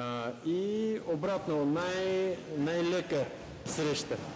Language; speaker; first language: Bulgarian; non-native, learner; Russian